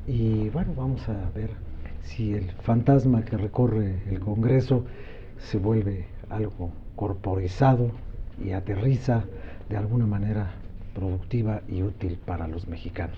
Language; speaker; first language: Spanish; native; Spanish